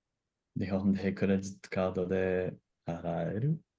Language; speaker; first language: Japanese; non-native, learner; English